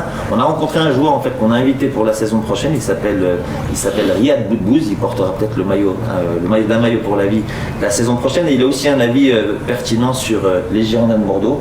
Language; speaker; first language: French; native; French